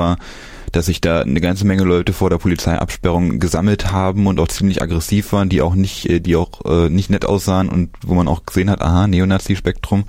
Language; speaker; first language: German; native; German